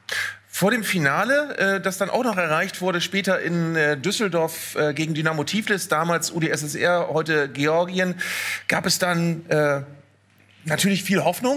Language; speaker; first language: German; native; German